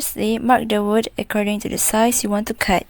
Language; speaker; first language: English; non-native, local second language; Malay